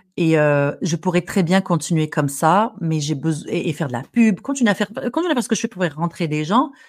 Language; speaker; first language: French; non-native, local second language; Arabic